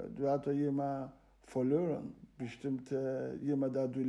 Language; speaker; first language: German; non-native, fluent; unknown